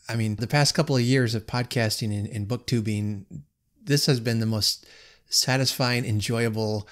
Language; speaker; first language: English; native; English